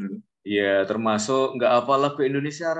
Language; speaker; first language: Indonesian; native; Indonesian